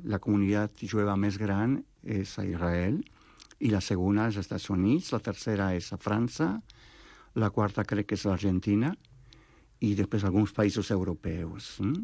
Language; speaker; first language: Catalan; non-native, fluent; Spanish